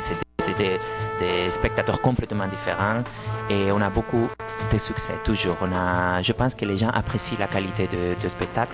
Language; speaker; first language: French; non-native, fluent; Spanish